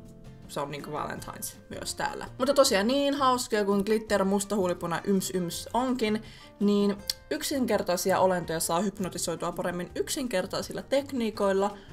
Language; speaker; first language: Finnish; native; Finnish